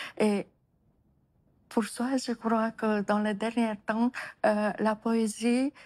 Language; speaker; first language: French; non-native, fluent; Romanian